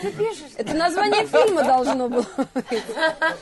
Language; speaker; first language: Russian; native; Russian